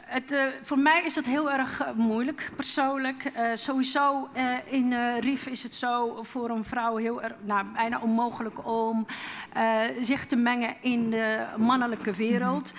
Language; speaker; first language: Dutch; early bilingual, other home language; Riffian